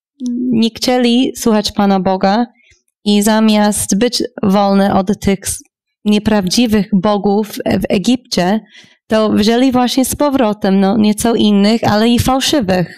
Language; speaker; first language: Polish; non-native, fluent; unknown